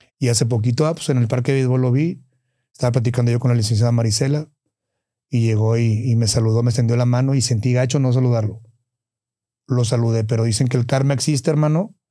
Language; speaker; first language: Spanish; native; Spanish